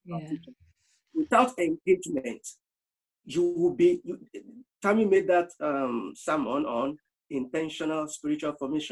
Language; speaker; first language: English; non-native, local second language; Yoruba